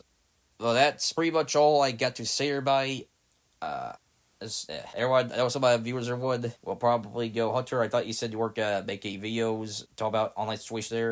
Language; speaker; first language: English; native; English